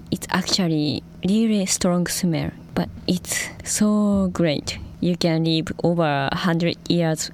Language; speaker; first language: English; non-native, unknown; Japanese